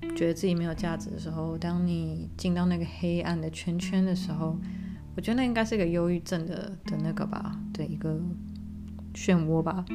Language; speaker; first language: Chinese; early bilingual, other home language; English